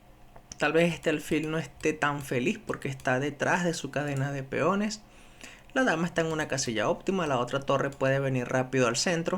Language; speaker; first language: Spanish; native; Spanish